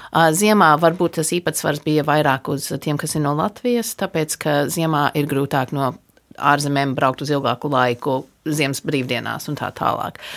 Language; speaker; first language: Latvian; early bilingual, heritage; Latvian